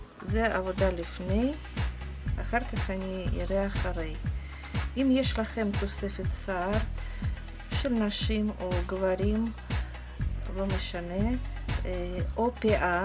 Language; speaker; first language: Hebrew; non-native, fluent; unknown